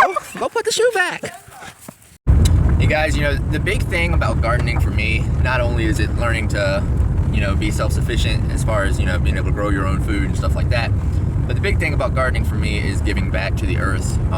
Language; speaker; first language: English; native; English